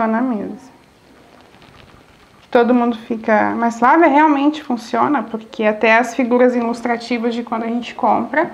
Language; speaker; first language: Portuguese; native; Portuguese